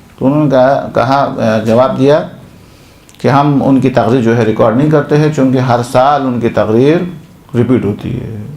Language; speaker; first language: Urdu; non-native, local second language; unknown